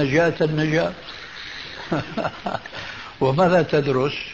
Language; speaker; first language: Arabic; native; Arabic